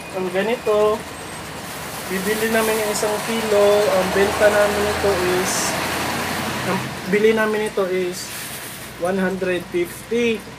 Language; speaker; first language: Filipino; non-native, local second language; Cebuano